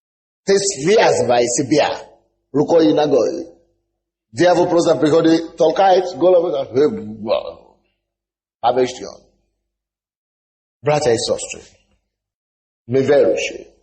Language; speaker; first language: Russian; non-native, fluent; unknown